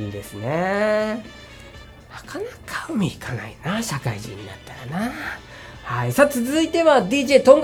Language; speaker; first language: Japanese; native; Japanese